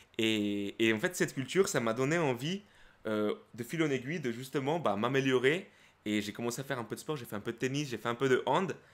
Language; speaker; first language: French; early bilingual, other home language; Spanish